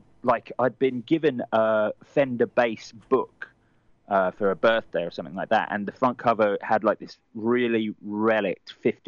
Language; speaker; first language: English; native; English